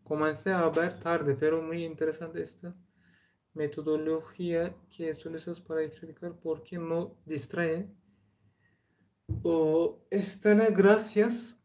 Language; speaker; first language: Spanish; non-native, learner; Turkish